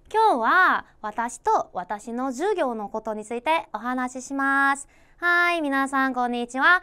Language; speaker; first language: Japanese; non-native, fluent; Korean